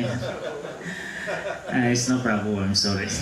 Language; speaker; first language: English; non-native, local second language; Indonesian